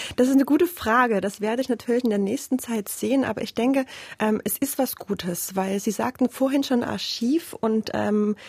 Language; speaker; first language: German; native; German